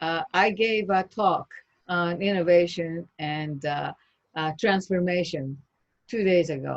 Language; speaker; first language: English; non-native, fluent; Japanese